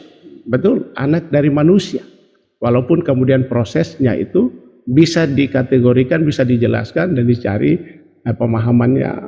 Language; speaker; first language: Indonesian; native; Indonesian